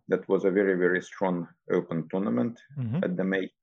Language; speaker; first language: English; non-native, fluent; Russian